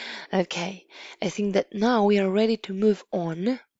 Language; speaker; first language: English; non-native, fluent; Polish